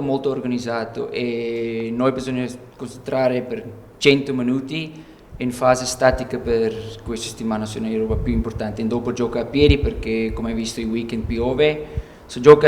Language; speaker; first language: Italian; non-native, learner; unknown